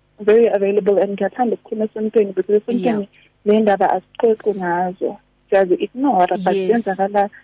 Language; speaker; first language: Zulu; non-native, local second language; Tswana